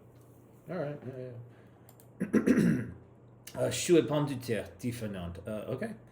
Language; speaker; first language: French; non-native, learner; English